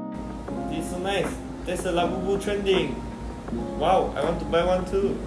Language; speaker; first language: English; non-native, local second language; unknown